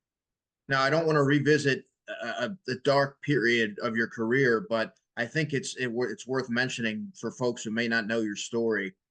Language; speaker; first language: English; native; English